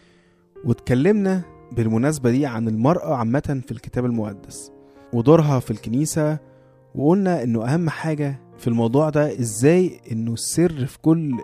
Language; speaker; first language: Arabic; native; Arabic